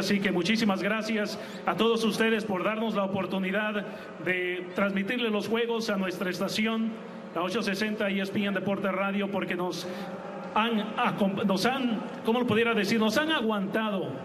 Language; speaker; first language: Spanish; native; Spanish